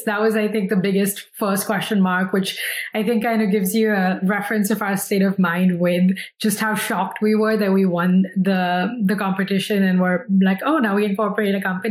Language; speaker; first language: English; non-native, local second language; Hindi